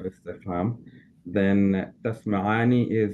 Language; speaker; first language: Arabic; non-native, learner; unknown